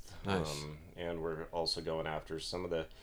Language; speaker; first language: English; native; English